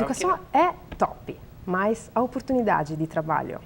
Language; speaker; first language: Portuguese; non-native, learner; Italian